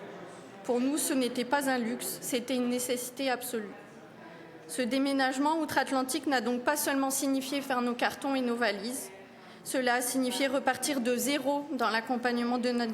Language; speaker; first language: French; native; French